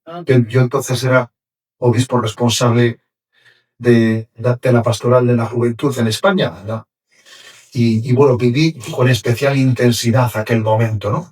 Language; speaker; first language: Spanish; native; Spanish